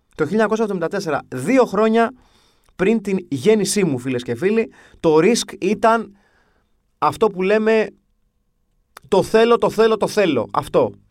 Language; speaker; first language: Greek; early bilingual, other home language; English